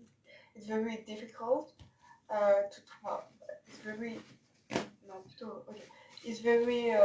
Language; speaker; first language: English; non-native, learner; French